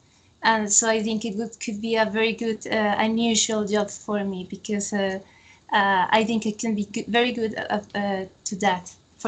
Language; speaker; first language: English; non-native, fluent; Spanish